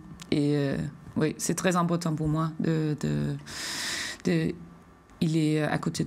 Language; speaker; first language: French; non-native, fluent; Danish